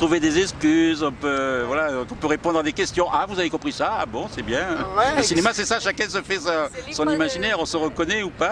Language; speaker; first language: French; native; French